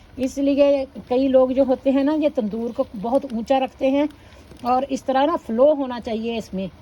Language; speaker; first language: Urdu; non-native, local second language; Punjabi